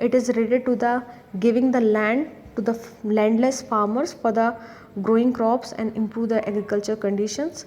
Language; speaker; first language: English; non-native, local second language; Hindi